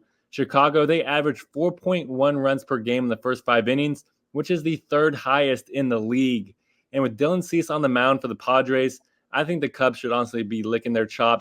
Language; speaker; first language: English; native; English